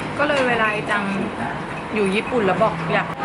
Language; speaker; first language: Thai; native; Thai